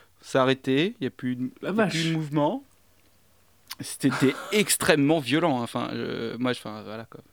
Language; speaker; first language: French; native; French